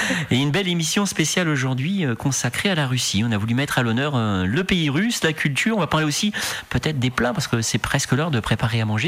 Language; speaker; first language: French; native; French